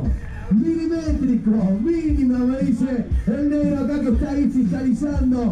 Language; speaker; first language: Spanish; native; Spanish